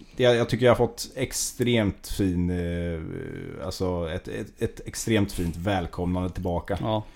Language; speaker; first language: Swedish; native; Swedish